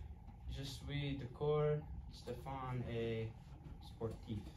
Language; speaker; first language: French; non-native, learner; English